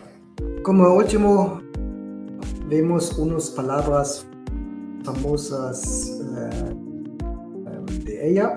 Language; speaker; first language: Spanish; non-native, fluent; German